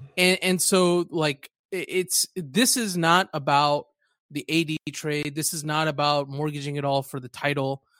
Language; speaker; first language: English; early bilingual, other home language; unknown